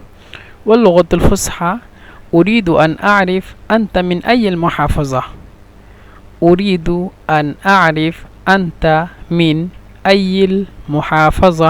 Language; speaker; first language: Egyptian Arabic; non-native, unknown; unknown